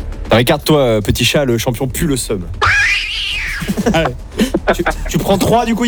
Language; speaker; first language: French; native; French